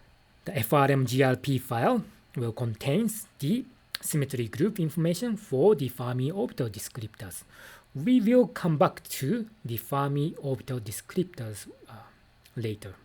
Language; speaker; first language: English; non-native, fluent; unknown